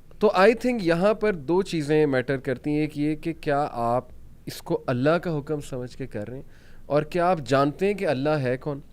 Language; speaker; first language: Urdu; native; Urdu